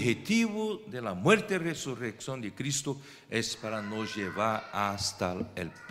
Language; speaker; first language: Spanish; non-native, fluent; Portuguese